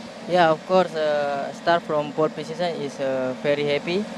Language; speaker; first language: English; non-native, learner; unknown